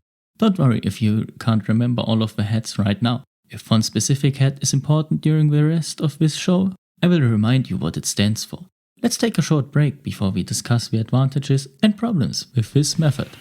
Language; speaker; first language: English; non-native, fluent; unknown